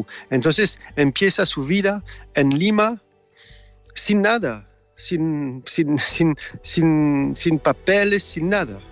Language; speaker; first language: Spanish; non-native, fluent; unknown